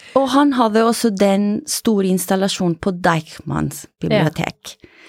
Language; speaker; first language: Norwegian; non-native, fluent; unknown